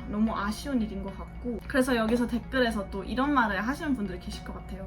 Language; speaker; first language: Korean; early bilingual, heritage; Korean